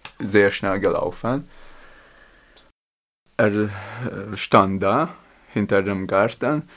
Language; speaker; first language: German; non-native, learner; Latvian